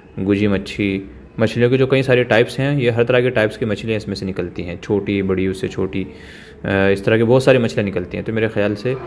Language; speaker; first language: Hindi; native; Hindi